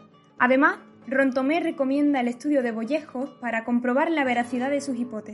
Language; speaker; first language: Spanish; native; Spanish